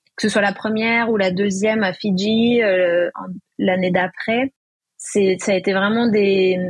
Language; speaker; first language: French; native; French